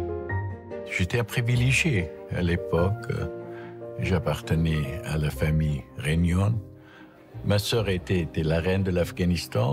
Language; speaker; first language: French; non-native, fluent; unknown